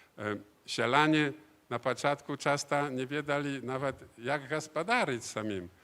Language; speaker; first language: Polish; non-native, learner; Belarusian